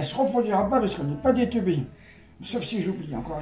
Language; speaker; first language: French; native; French